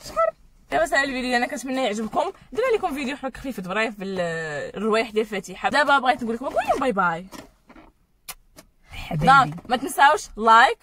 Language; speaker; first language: Arabic; native; Arabic